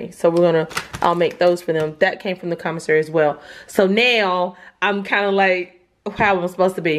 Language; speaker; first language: English; native; English